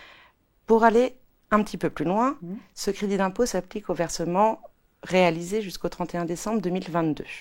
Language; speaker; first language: French; native; French